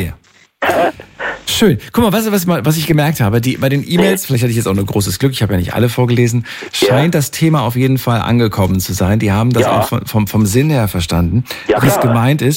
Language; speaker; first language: German; native; German